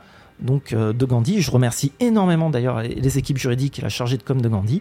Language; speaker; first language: French; native; French